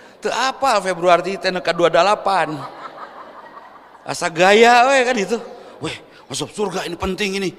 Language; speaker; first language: Indonesian; non-native, local second language; Sundanese